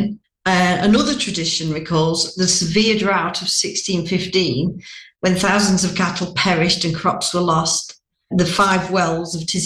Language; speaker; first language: English; native; English